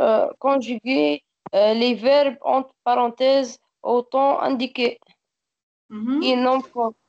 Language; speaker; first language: French; non-native, learner; Arabic